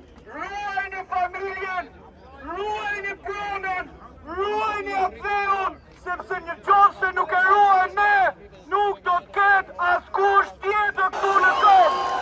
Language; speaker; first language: Albanian; native; Albanian